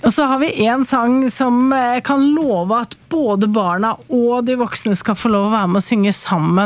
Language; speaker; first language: Norwegian; native; Norwegian